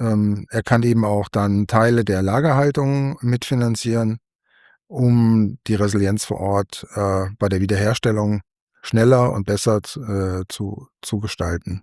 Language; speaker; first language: German; native; German